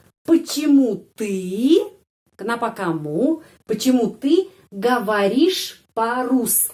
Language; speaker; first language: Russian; non-native, fluent; Indonesian